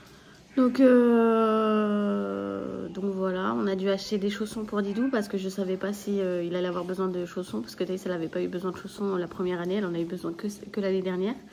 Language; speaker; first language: French; native; French